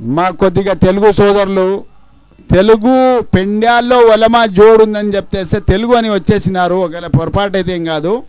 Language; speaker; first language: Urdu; native; Urdu